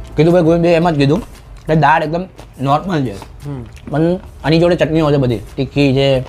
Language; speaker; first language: Gujarati; native; Gujarati